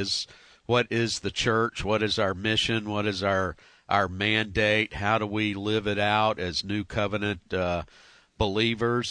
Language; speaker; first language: English; native; English